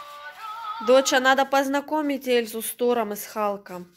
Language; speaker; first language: Russian; native; Russian